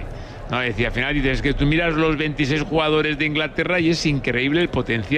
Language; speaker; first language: Spanish; native; Spanish